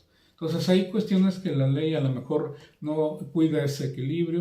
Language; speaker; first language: Spanish; native; Spanish